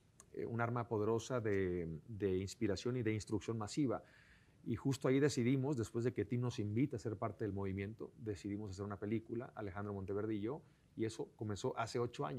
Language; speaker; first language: Spanish; native; Spanish